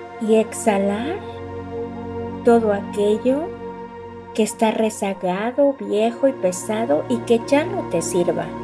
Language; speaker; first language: Spanish; native; Spanish